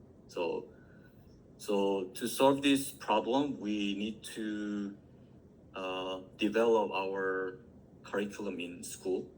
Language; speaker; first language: English; non-native, learner; Korean